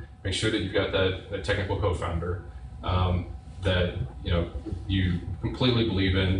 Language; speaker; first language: English; native; English